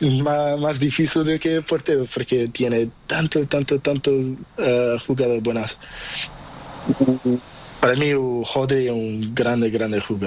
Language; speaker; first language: Spanish; non-native, learner; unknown